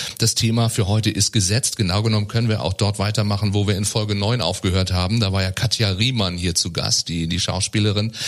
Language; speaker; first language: German; native; German